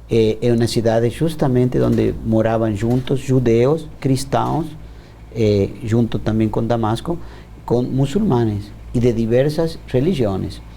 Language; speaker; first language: Portuguese; non-native, fluent; Spanish